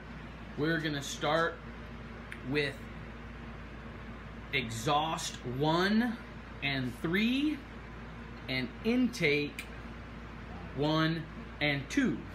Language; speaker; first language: English; native; English